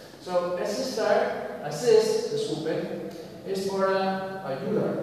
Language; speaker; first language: Spanish; non-native, learner; English